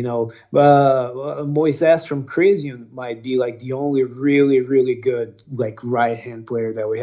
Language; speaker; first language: English; non-native, fluent; Portuguese